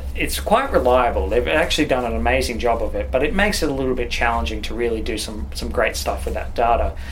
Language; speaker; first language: English; native; English